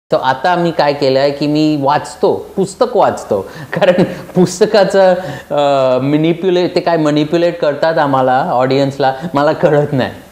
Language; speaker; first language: Marathi; early bilingual, heritage; Marathi